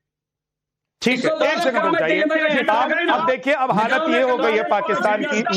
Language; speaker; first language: Hindi; native; Hindi